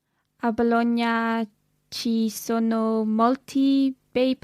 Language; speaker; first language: Italian; non-native, learner; English